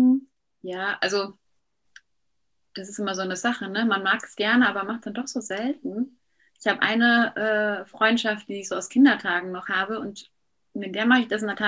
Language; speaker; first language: German; native; German